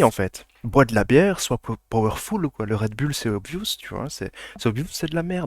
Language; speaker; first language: French; native; French